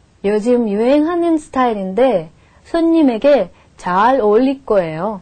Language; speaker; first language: Korean; non-native, fluent; Russian